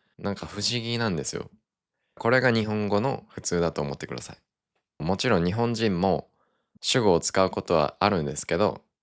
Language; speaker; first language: Japanese; native; Japanese